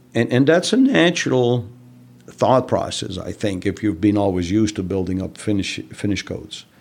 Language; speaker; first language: English; non-native, fluent; Dutch